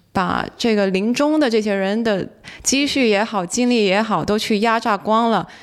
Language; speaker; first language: Chinese; non-native, local second language; Cantonese